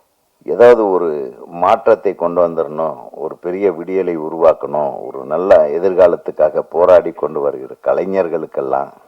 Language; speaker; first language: Tamil; native; Tamil